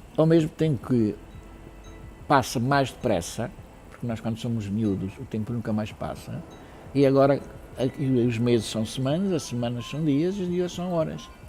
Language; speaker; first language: Portuguese; early bilingual, other home language; Italian